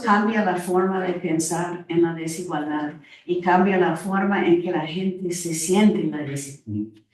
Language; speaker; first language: Spanish; non-native, fluent; English